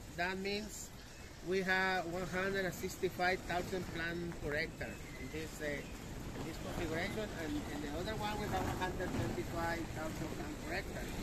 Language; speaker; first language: English; non-native, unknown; Spanish